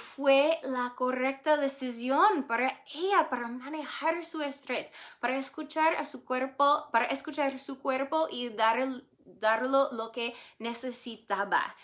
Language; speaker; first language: Spanish; non-native, fluent; English